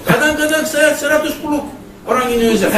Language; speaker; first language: Indonesian; non-native, learner; Turkish